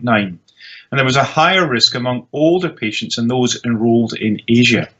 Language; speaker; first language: English; native; English